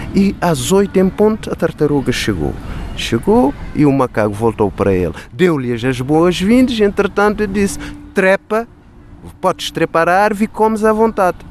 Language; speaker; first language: Portuguese; non-native, local second language; Kabuverdianu